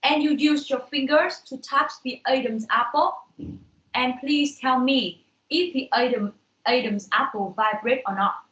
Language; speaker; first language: English; non-native, fluent; Vietnamese